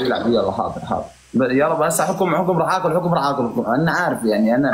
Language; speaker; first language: Arabic; native; Arabic